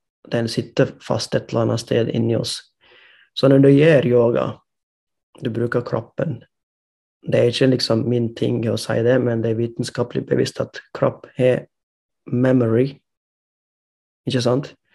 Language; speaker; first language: Norwegian; non-native, fluent; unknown